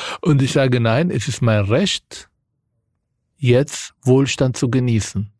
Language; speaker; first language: German; non-native, fluent; Arabic